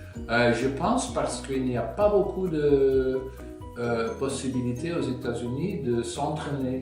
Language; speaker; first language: French; non-native, fluent; Dutch